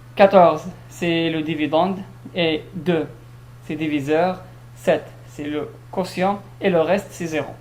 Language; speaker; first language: French; non-native, local second language; Arabic